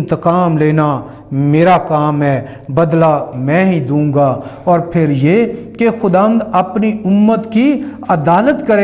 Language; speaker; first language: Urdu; non-native, local second language; Punjabi